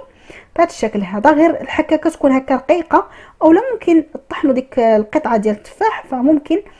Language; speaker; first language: Arabic; native; Arabic